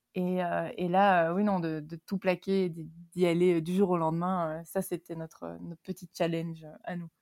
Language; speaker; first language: French; native; French